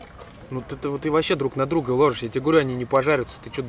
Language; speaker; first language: Russian; native; Russian